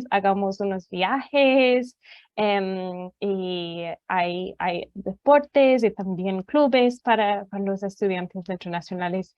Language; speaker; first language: Spanish; non-native, fluent; English